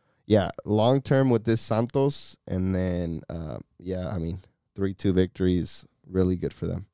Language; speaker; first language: English; early bilingual, other home language; Spanish